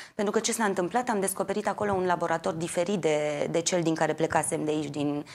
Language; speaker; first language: Romanian; native; Romanian